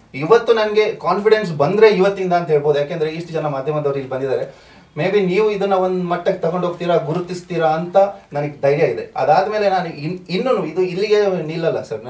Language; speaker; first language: Kannada; non-native, local second language; Tulu